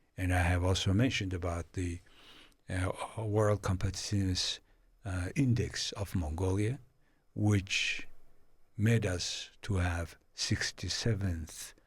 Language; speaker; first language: English; non-native, fluent; Mongolian